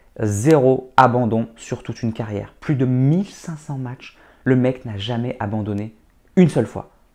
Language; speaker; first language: French; native; French